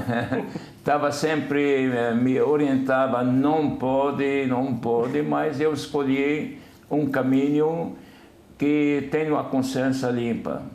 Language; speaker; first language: Portuguese; non-native, fluent; Arabic